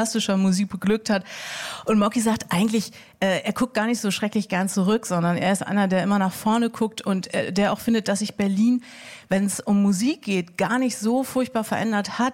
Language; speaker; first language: German; native; German